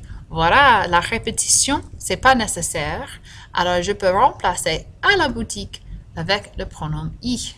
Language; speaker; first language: French; non-native, fluent; English